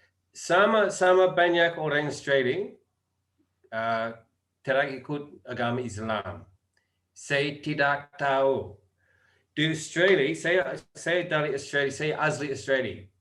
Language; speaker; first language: Indonesian; non-native, learner; English